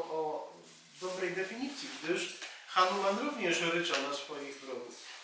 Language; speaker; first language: Polish; native; Polish